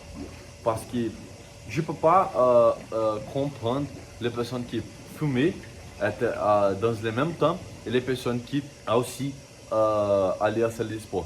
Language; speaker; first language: French; non-native, learner; Portuguese